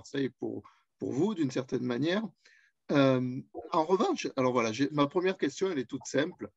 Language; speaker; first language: French; native; French